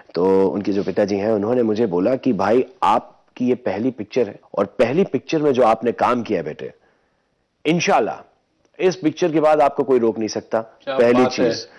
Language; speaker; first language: Hindi; native; Hindi